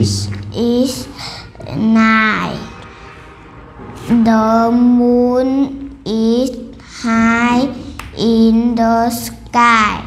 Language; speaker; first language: English; non-native, learner; Vietnamese